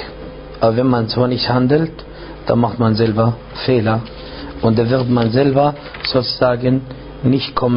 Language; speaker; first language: German; non-native, fluent; Arabic